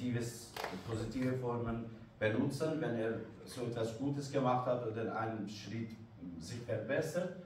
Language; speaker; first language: German; non-native, learner; Kurdish